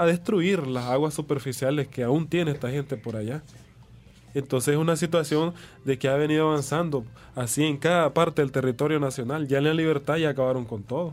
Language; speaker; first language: Spanish; native; Spanish